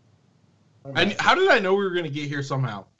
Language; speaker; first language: English; native; English